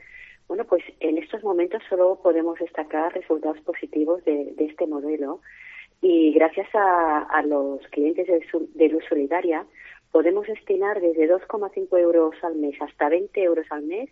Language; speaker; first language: Spanish; native; Spanish